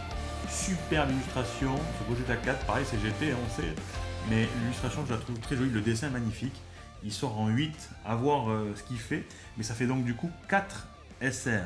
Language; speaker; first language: French; native; French